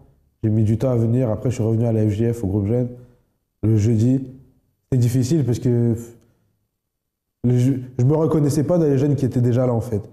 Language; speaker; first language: French; native; French